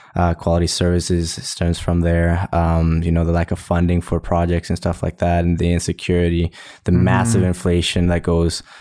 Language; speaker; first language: English; early bilingual, other home language; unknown